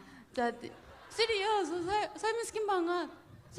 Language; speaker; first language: Indonesian; non-native, fluent; Korean